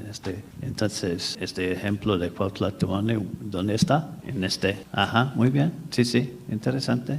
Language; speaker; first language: Spanish; non-native, fluent; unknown